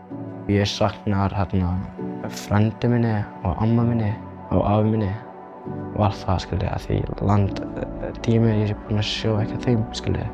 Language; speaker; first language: Icelandic; non-native, learner; Arabic